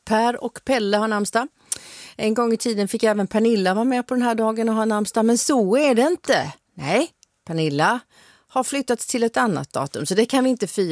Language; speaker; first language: Swedish; native; Swedish